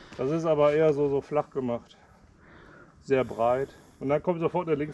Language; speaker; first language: German; native; German